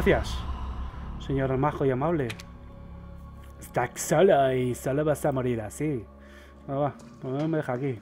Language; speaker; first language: Spanish; native; Spanish